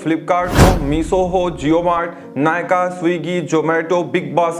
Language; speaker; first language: Hindi; native; Hindi